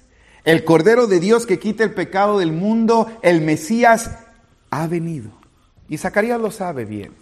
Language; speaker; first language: Spanish; native; Spanish